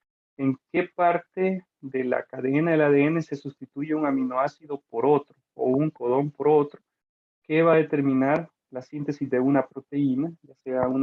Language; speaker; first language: Spanish; native; Spanish